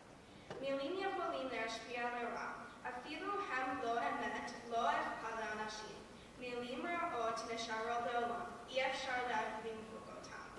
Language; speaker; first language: Hebrew; non-native, learner; English